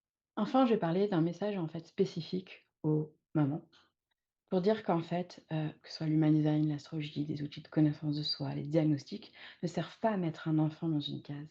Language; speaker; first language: French; native; French